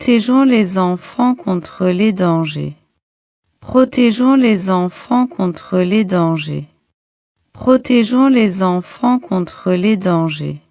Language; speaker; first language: French; non-native, local second language; Arabic